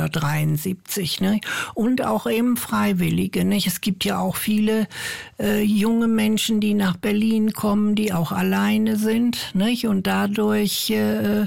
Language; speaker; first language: German; native; German